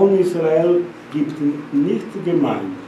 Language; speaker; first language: German; non-native, learner; Portuguese